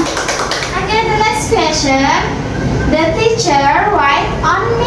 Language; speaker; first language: English; non-native, learner; Indonesian